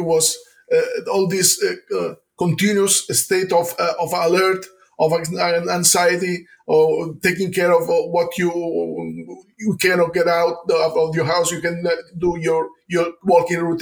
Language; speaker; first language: English; non-native, fluent; Italian